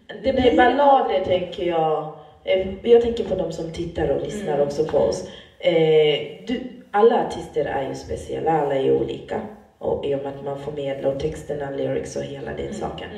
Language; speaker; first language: Swedish; native; Swedish